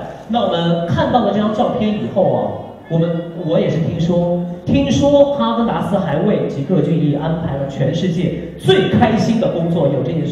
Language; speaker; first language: Chinese; native; Chinese